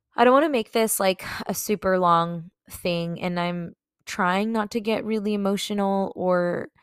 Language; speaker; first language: English; native; English